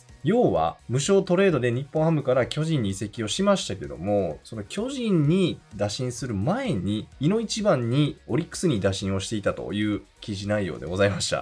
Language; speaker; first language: Japanese; native; Japanese